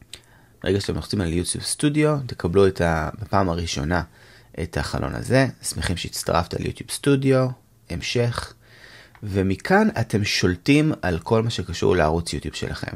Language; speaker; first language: Hebrew; native; Hebrew